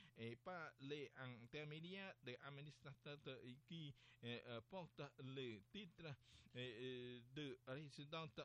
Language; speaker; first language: French; non-native, learner; Khmer